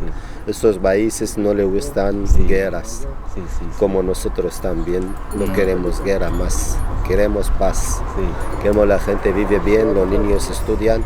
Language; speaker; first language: Spanish; non-native, learner; Arabic